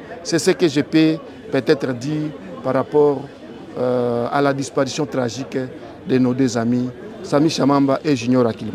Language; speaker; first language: French; non-native, local second language; Swahili